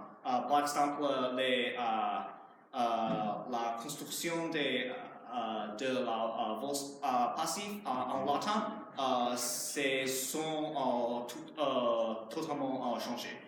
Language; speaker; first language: French; non-native, learner; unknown